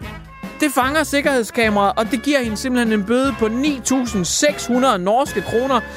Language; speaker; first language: Danish; native; Danish